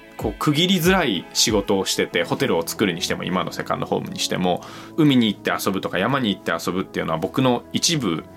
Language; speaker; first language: Japanese; native; Japanese